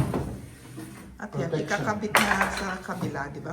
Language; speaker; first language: Filipino; non-native, fluent; German